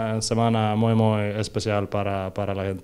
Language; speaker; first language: Spanish; non-native, learner; Norwegian